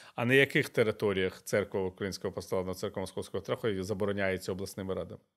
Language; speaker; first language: Ukrainian; native; Ukrainian